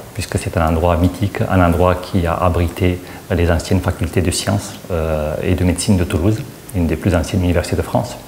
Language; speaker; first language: French; non-native, fluent; Romanian